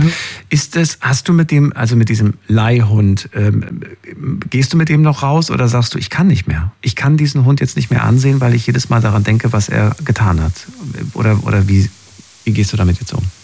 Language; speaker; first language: German; native; German